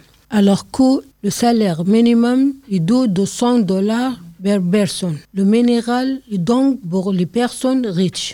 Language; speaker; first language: French; non-native, learner; Arabic